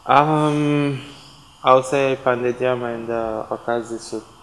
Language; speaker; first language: English; non-native, local second language; Igbo